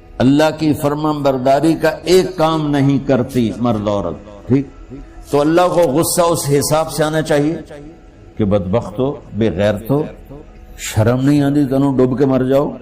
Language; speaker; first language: Urdu; non-native, local second language; Punjabi